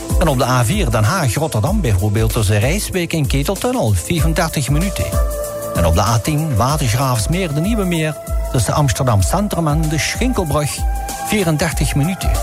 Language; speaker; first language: Dutch; native; Dutch